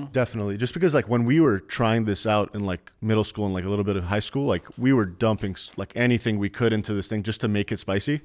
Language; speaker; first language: English; native; English